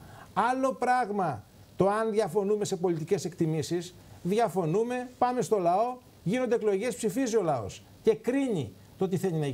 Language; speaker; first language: Greek; native; Greek